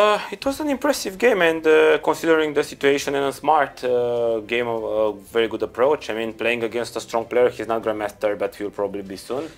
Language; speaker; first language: English; non-native, fluent; Romanian